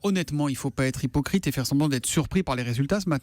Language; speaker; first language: French; native; French